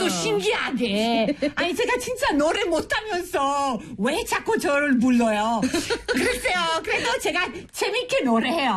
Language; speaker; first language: Korean; non-native, fluent; Italian